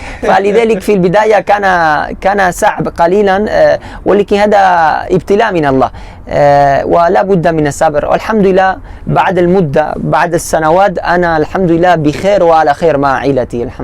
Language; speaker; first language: Arabic; non-native, learner; Spanish